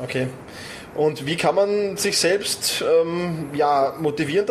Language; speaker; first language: German; native; German